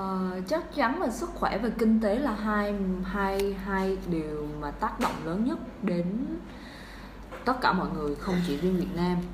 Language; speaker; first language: Vietnamese; native; Vietnamese